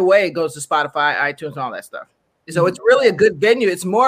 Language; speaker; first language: English; native; English